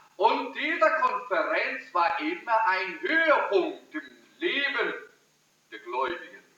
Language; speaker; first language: German; early bilingual, heritage; German